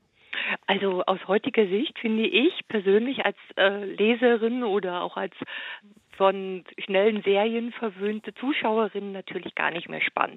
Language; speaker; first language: German; native; German